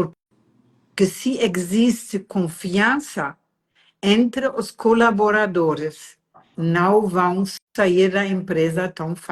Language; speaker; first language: Portuguese; non-native, fluent; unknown